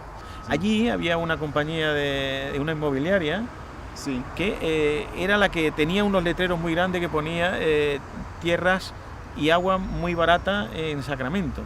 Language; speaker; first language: Spanish; native; Spanish